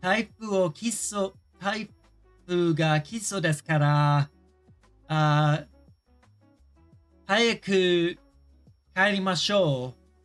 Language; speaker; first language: Japanese; non-native, learner; English